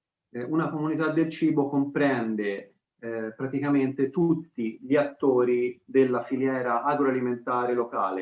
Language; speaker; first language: Italian; native; Italian